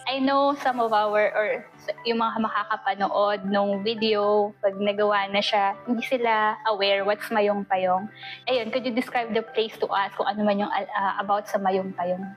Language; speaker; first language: Filipino; non-native, local second language; Masbatenyo